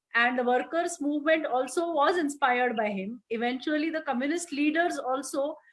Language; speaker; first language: English; non-native, local second language; Marathi